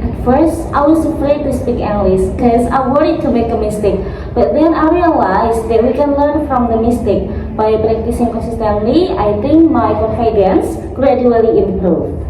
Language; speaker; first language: English; non-native, learner; Indonesian